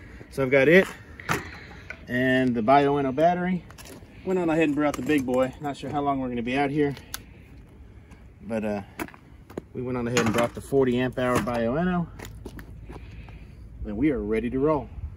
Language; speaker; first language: English; native; English